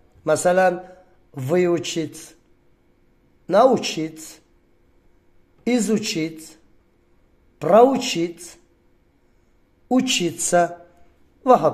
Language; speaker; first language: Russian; non-native, fluent; Uzbek